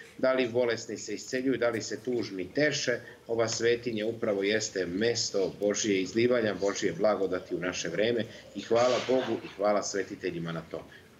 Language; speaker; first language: Serbian; native; Serbian